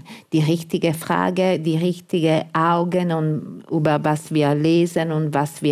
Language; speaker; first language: German; non-native, fluent; Italian